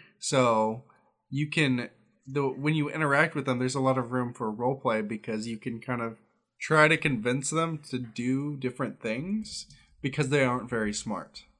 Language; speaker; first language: English; native; English